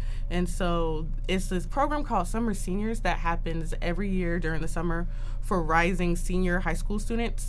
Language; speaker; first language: English; native; English